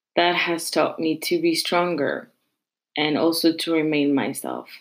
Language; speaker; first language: English; non-native, fluent; French